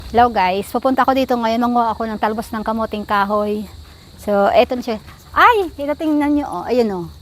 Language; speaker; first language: Filipino; non-native, local second language; Bikol